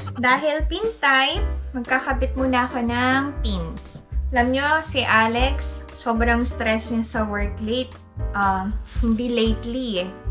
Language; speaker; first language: Filipino; native; Filipino